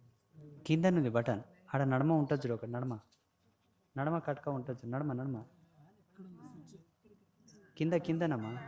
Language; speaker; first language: Telugu; native; Telugu